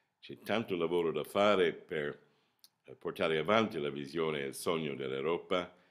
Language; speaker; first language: Italian; non-native, fluent; English